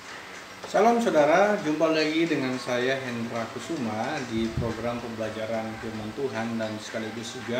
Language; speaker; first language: Indonesian; native; Indonesian